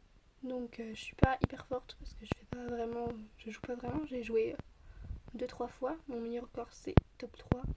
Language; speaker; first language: French; native; French